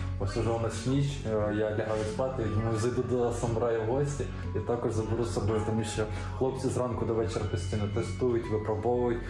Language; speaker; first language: Ukrainian; native; Ukrainian